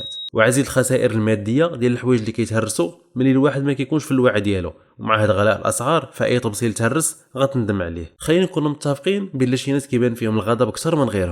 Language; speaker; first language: Arabic; native; Arabic